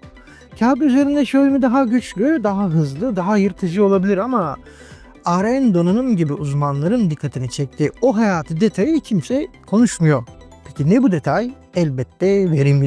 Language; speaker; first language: Turkish; native; Turkish